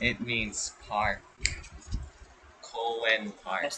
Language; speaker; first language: English; non-native, local second language; Filipino